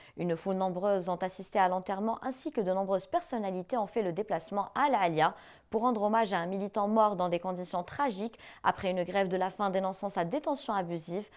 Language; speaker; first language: French; non-native, local second language; Arabic